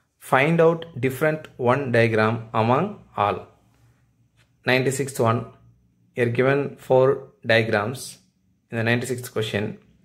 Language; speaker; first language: English; non-native, local second language; Tamil